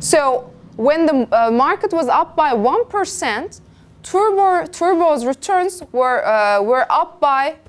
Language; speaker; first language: English; non-native, fluent; Turkish